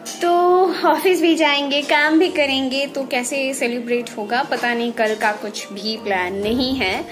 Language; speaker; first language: Hindi; non-native, local second language; Bangla